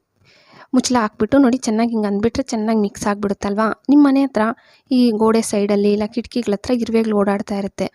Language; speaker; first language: Kannada; native; Kannada